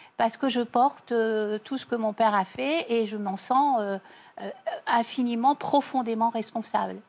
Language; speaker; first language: French; native; French